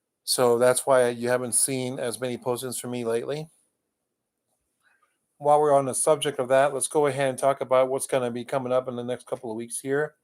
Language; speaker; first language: English; native; English